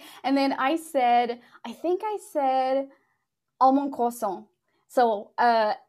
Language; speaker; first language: English; non-native, fluent; Portuguese